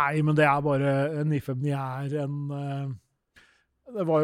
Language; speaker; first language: Norwegian; native; Norwegian